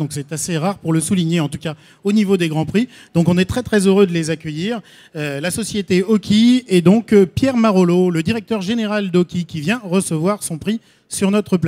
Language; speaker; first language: French; native; French